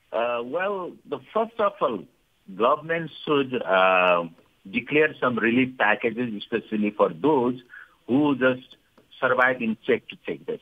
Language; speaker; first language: English; non-native, fluent; Nepali